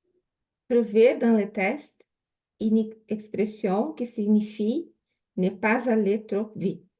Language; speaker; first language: French; non-native, learner; Portuguese